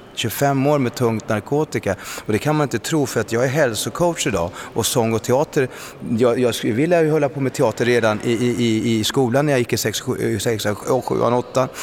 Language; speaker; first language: Swedish; early bilingual, other home language; Spanish